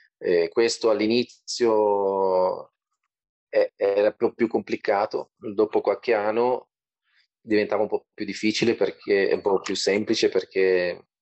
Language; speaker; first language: Italian; non-native, fluent; Portuguese